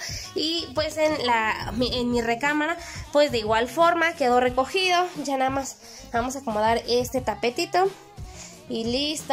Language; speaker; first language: Spanish; native; Spanish